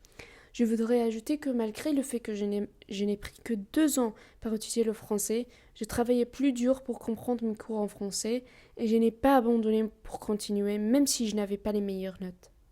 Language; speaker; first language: French; non-native, learner; Arabic